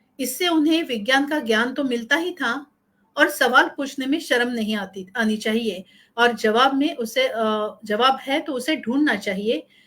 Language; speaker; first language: Hindi; non-native, local second language; Marathi